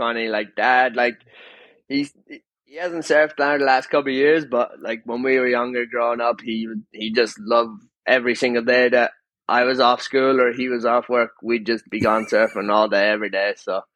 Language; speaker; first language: English; native; English